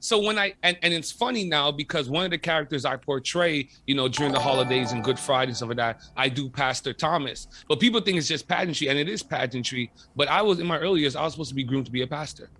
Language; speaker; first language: English; native; English